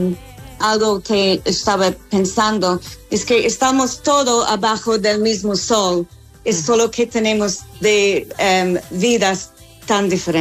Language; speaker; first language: Spanish; non-native, learner; English